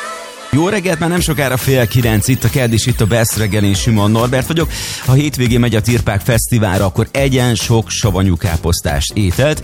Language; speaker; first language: Hungarian; native; Hungarian